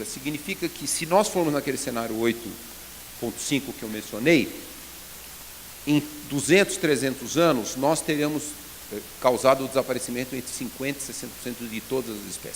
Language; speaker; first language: Portuguese; native; Portuguese